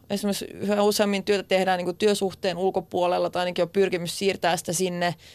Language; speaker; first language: Finnish; non-native, local second language; Swedish